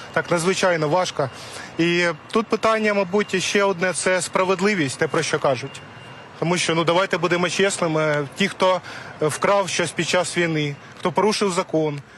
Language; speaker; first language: Ukrainian; native; Ukrainian